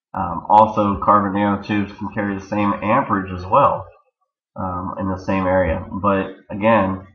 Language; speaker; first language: English; native; English